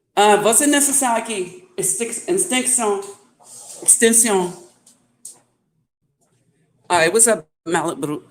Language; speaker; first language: Portuguese; non-native, learner; English